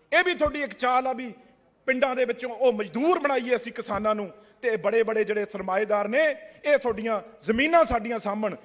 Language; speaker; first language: Hindi; non-native, local second language; Punjabi